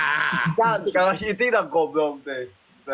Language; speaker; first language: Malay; non-native, local second language; Sundanese